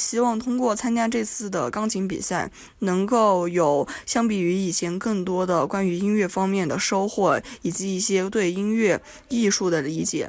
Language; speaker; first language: Chinese; native; Chinese